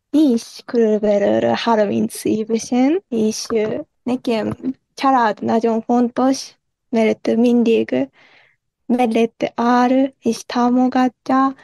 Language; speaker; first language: Hungarian; non-native, learner; Japanese